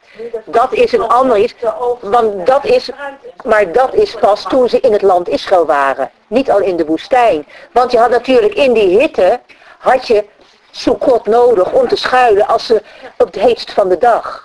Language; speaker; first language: Dutch; native; Dutch